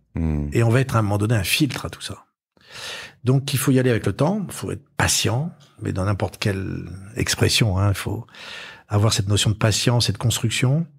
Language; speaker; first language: French; native; French